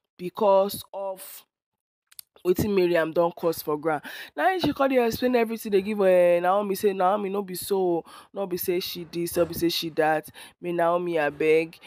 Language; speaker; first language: Nigerian Pidgin; non-native, local second language; Yoruba